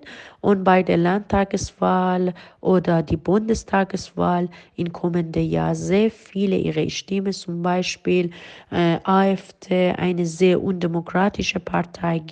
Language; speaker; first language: German; non-native, fluent; Persian